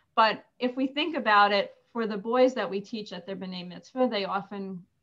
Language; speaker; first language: English; native; English